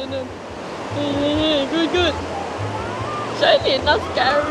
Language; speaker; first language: English; non-native, learner; Thai